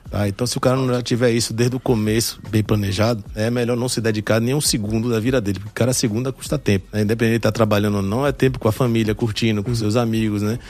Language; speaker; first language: Portuguese; early bilingual, other home language; French